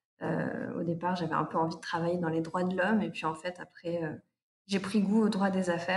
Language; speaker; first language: French; native; French